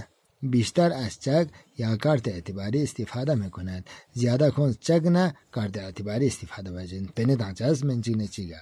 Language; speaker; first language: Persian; non-native, fluent; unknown